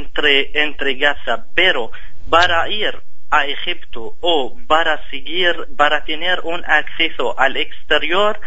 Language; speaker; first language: Spanish; non-native, fluent; Arabic